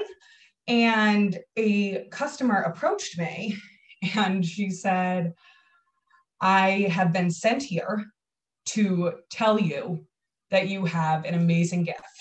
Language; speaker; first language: English; native; English